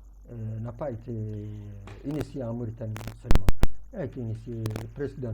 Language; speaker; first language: French; non-native, local second language; Arabic